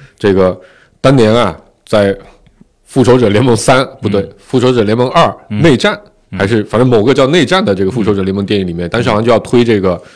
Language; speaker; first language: Chinese; non-native, local second language; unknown